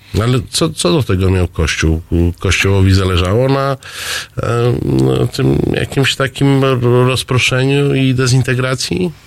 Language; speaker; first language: Polish; native; Polish